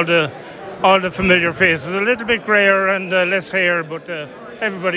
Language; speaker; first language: English; native; English